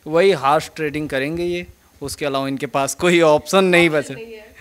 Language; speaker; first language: Hindi; native; Hindi